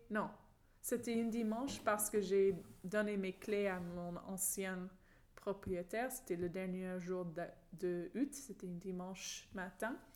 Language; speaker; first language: French; non-native, fluent; English